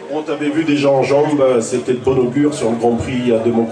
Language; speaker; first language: French; native; French